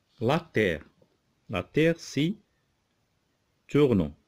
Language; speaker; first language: French; non-native, local second language; Arabic